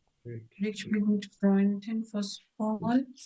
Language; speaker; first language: German; non-native, learner; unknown